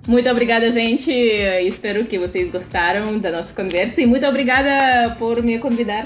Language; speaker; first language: Portuguese; non-native, fluent; Russian